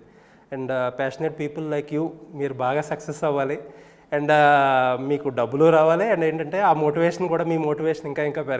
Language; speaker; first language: Telugu; native; Telugu